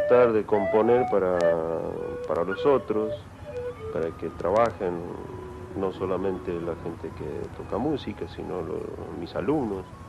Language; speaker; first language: Spanish; non-native, local second language; Quechua